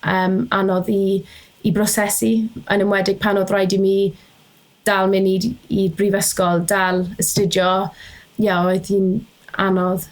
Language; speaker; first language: Welsh; native; Welsh